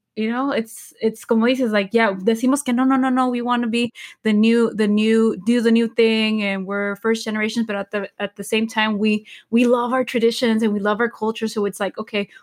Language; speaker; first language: English; early bilingual, other home language; Spanish